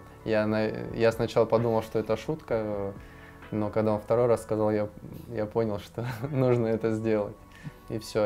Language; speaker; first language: Russian; native; Russian